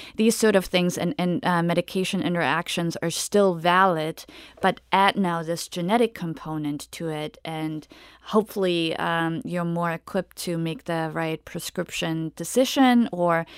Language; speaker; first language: English; non-native, fluent; German